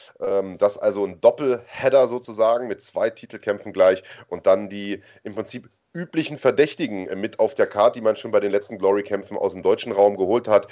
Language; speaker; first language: German; native; German